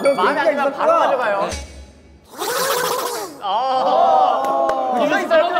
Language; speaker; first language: Korean; native; Korean